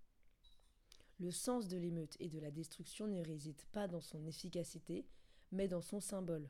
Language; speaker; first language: French; native; French